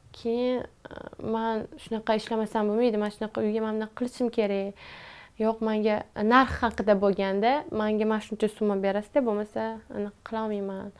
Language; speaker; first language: Uzbek; non-native, local second language; Tajik